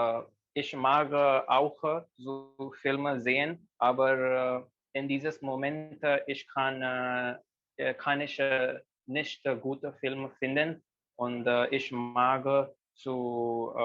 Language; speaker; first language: German; non-native, learner; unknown